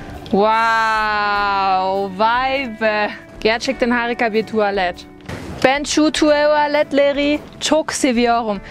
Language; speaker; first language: Turkish; non-native, learner; German